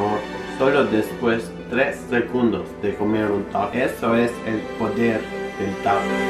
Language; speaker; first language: Spanish; non-native, learner; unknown